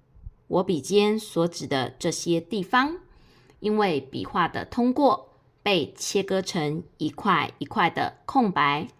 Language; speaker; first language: Chinese; native; Chinese